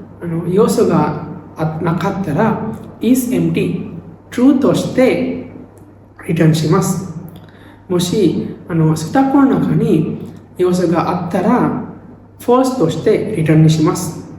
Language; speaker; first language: Japanese; non-native, learner; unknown